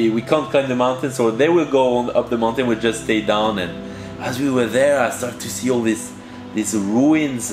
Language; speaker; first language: English; early bilingual, heritage; French